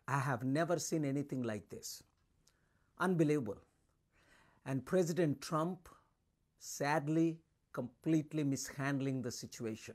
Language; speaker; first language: English; non-native, local second language; Telugu